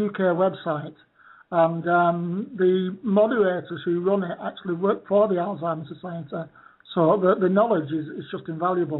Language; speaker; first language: English; native; English